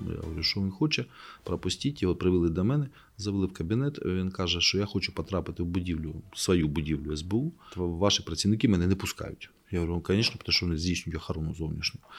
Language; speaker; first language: Ukrainian; native; Ukrainian